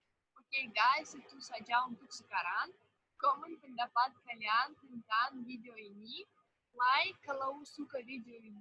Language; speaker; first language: Indonesian; non-native, fluent; Russian